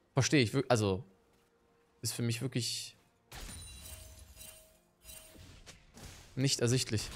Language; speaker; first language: German; native; German